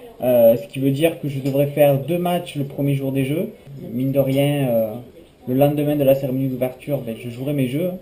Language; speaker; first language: French; native; French